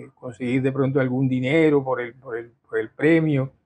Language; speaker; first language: Spanish; native; Spanish